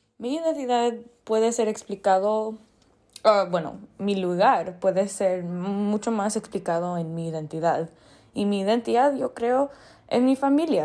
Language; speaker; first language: Spanish; early bilingual, heritage; English